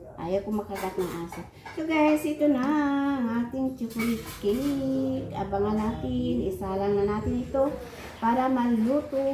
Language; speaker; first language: Filipino; non-native, local second language; Cebuano